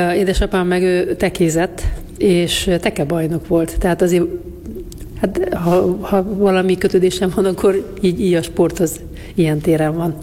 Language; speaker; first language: Hungarian; native; Hungarian